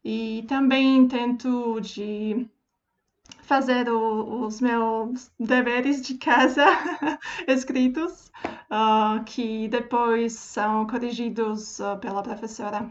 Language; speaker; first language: Portuguese; non-native, fluent; Slovak